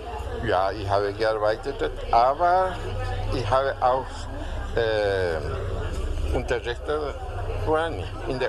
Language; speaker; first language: German; non-native, fluent; Guarani